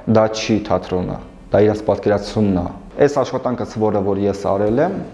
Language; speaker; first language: Armenian; non-native, local second language; Kurdish